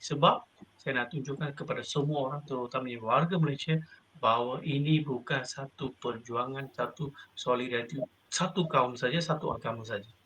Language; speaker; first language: Malay; non-native, local second language; Tamil